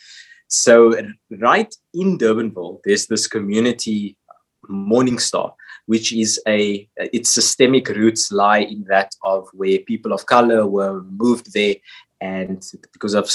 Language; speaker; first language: English; native; English